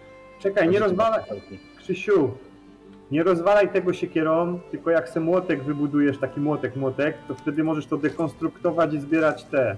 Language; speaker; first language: Polish; native; Polish